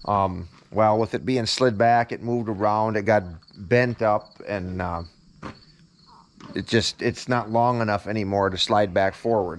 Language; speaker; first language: English; native; English